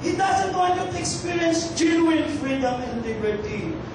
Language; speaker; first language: English; non-native, local second language; Filipino